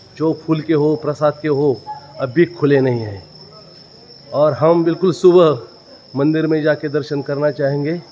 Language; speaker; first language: Hindi; non-native, local second language; Marathi